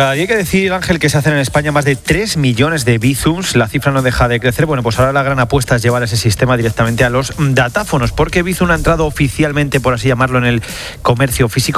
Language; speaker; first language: Spanish; native; Spanish